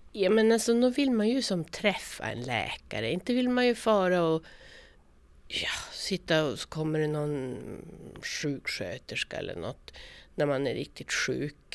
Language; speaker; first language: Swedish; native; Swedish